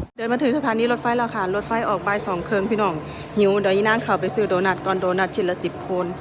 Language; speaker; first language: Thai; native; Thai